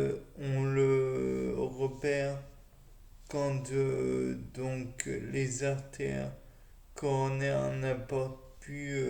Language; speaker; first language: French; native; French